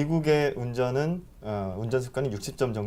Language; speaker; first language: Korean; native; Korean